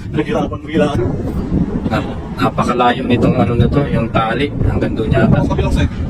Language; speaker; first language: Filipino; non-native, local second language; Pampanga